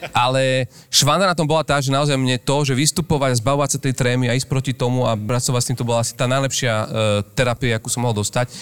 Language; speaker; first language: Slovak; native; Slovak